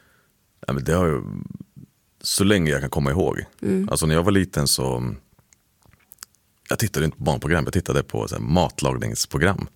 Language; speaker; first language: Swedish; native; Swedish